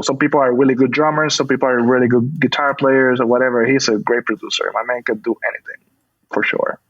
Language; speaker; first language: English; non-native, fluent; Spanish